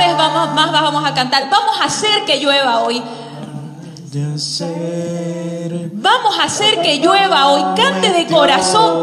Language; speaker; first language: Spanish; native; Spanish